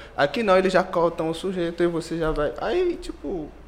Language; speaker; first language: Portuguese; non-native, fluent; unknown